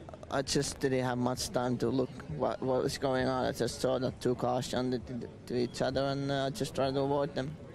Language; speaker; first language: English; non-native, fluent; Finnish